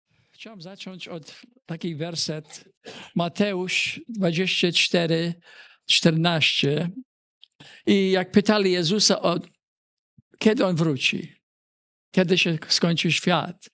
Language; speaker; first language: Polish; early bilingual, heritage; Polish